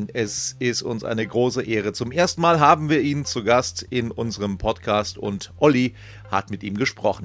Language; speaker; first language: German; native; German